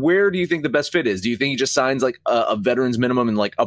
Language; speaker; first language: English; native; English